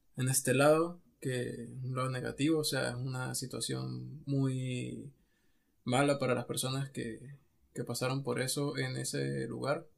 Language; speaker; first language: Spanish; native; Spanish